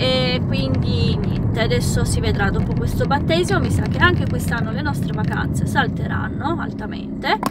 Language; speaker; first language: Italian; non-native, fluent; Romanian